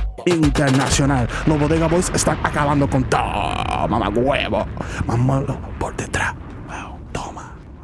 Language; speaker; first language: Spanish; early bilingual, heritage; Spanish